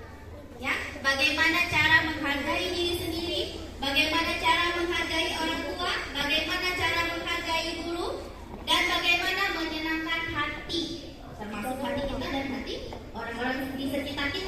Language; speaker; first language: Indonesian; native; Indonesian